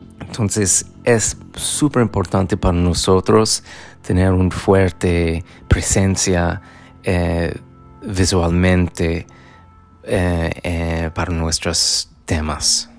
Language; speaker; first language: Spanish; non-native, fluent; English